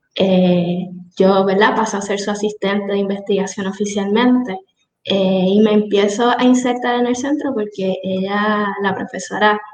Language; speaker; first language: Spanish; native; Spanish